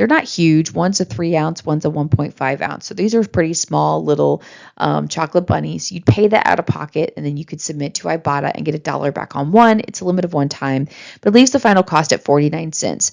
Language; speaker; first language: English; native; English